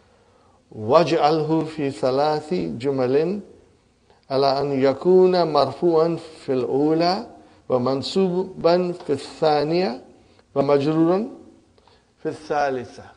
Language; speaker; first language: Arabic; non-native, fluent; Urdu